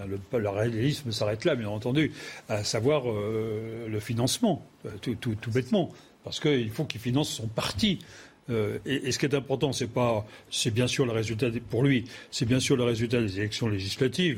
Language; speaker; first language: French; native; French